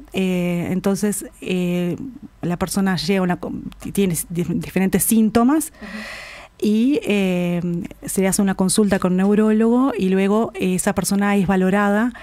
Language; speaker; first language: Spanish; native; Spanish